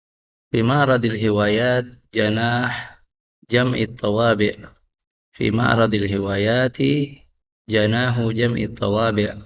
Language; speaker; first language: Arabic; non-native, fluent; Indonesian